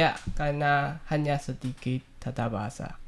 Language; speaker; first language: Indonesian; non-native, learner; Chinese